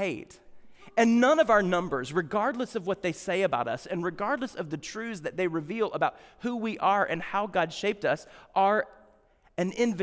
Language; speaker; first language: English; native; English